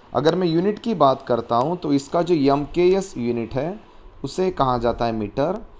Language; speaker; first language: Hindi; non-native, local second language; Marathi